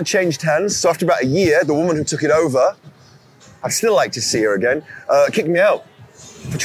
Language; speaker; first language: English; native; English